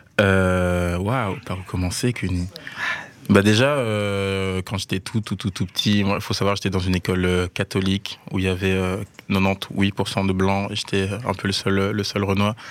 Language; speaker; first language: French; native; French